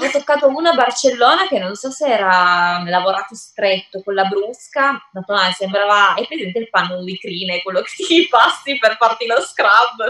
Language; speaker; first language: Italian; native; Italian